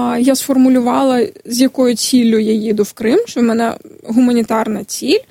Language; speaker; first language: Ukrainian; non-native, local second language; Crimean Tatar